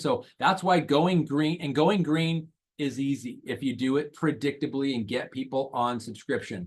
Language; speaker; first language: English; native; English